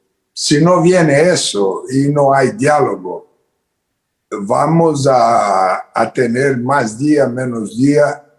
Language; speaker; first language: Spanish; non-native, fluent; Portuguese